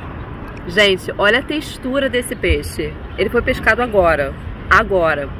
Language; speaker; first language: Portuguese; native; Portuguese